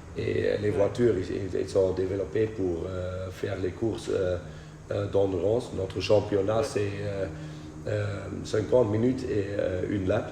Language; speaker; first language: French; non-native, fluent; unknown